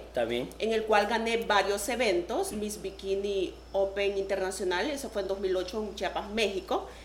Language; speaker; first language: Spanish; native; Spanish